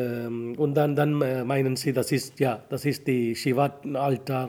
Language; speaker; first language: German; non-native, learner; Tamil